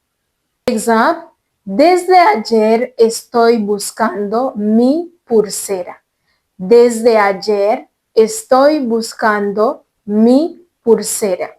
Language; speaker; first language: Spanish; non-native, learner; Haitian Creole